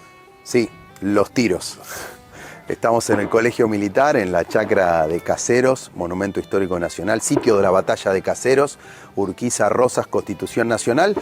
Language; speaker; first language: Spanish; native; Spanish